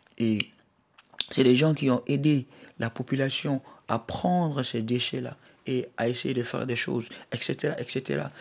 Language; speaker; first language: French; non-native, local second language; Bambara